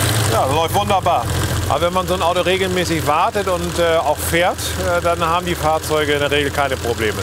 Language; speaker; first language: German; native; German